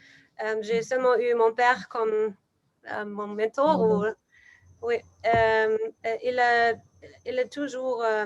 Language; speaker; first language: French; non-native, learner; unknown